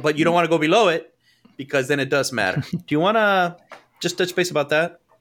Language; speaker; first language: English; native; English